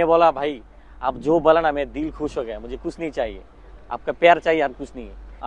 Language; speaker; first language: Hindi; non-native, learner; Bangla